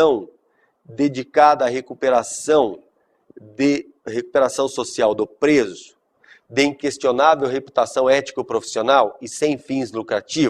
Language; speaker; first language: Portuguese; native; Portuguese